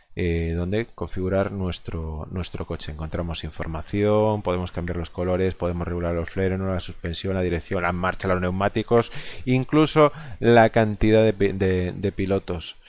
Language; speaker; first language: Spanish; non-native, local second language; Galician